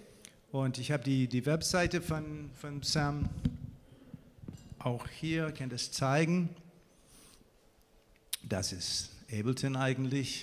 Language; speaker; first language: German; non-native, fluent; English